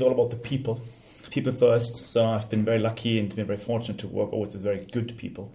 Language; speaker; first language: English; non-native, fluent; German